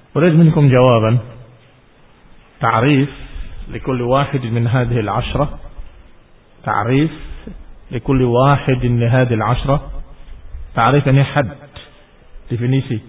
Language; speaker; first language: Arabic; non-native, fluent; Indonesian